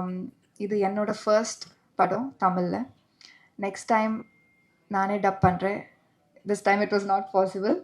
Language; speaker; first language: Tamil; non-native, learner; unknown